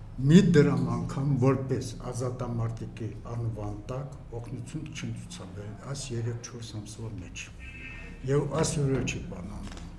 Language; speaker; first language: Armenian; native; Armenian